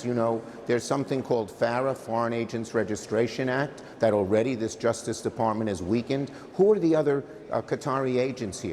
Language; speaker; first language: English; native; English